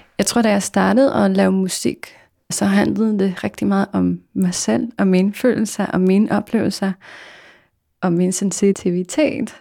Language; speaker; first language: Danish; non-native, fluent; Polish